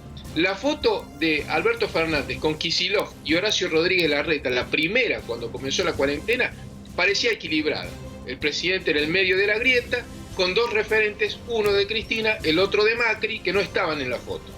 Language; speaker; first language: Spanish; native; Spanish